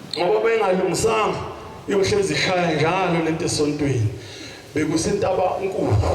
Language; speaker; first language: Zulu; native; Zulu